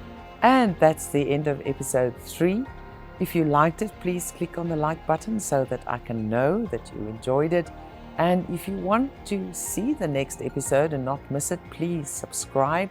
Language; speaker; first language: English; non-native, local second language; Afrikaans